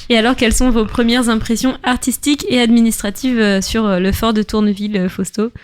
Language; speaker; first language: French; native; French